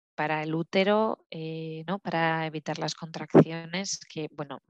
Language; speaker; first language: Spanish; native; Spanish